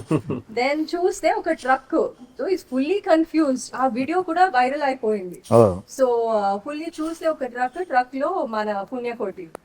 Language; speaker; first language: Telugu; non-native, local second language; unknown